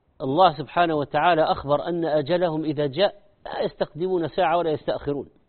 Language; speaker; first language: Arabic; native; Arabic